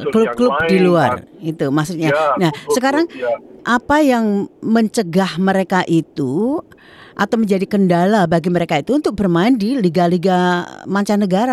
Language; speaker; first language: Indonesian; native; Indonesian